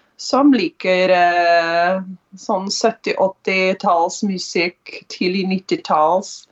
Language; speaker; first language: Norwegian; non-native, fluent; English